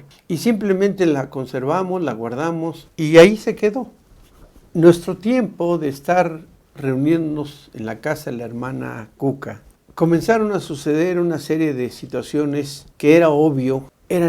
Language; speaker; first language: Spanish; native; Spanish